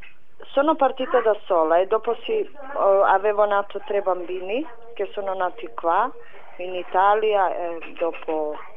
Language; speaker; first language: Italian; non-native, fluent; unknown